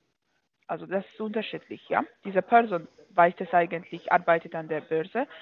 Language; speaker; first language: German; non-native, fluent; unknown